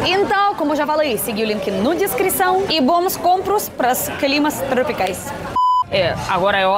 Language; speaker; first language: Portuguese; non-native, fluent; Russian